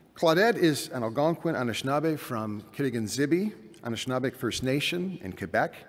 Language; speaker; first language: English; native; English